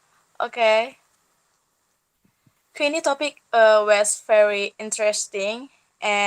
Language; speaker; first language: English; non-native, learner; Indonesian